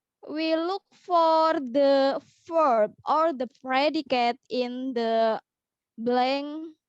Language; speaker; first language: English; non-native, learner; Indonesian